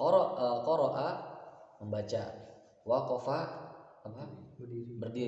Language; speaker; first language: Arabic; non-native, fluent; Indonesian